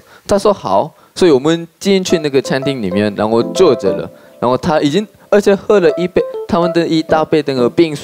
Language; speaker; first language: Chinese; non-native, fluent; Korean